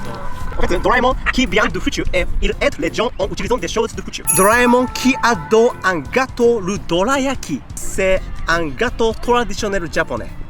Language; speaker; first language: French; non-native, learner; Japanese